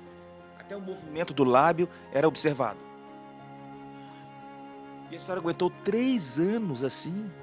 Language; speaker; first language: Portuguese; native; Portuguese